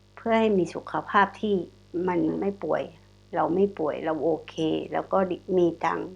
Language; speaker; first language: Thai; non-native, local second language; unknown